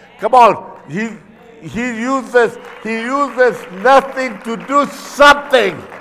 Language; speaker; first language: English; early bilingual, other home language; Spanish